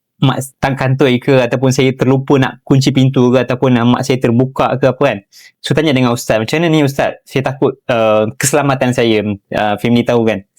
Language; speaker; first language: Malay; non-native, local second language; Tamil